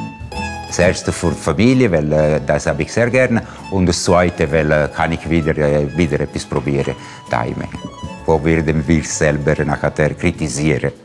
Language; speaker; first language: German; non-native, fluent; Italian